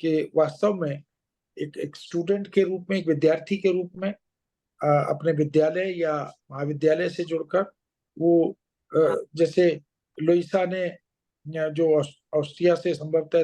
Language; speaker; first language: Hindi; native; Hindi